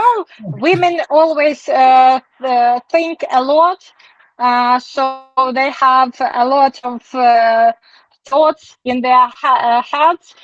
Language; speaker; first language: English; non-native, learner; Ukrainian